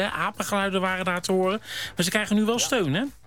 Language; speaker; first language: Dutch; native; Dutch